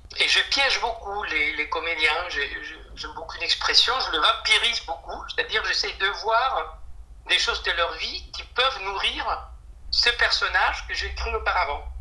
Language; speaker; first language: French; non-native, fluent; Spanish